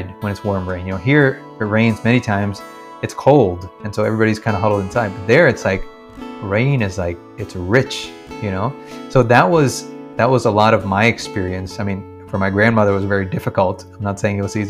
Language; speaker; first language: English; early bilingual, other home language; Malayalam